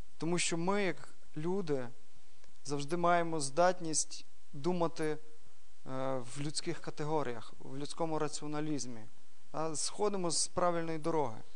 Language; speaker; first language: Ukrainian; non-native, local second language; Russian